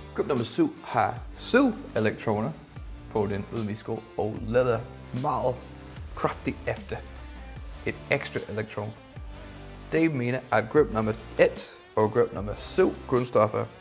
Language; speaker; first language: Danish; non-native, fluent; English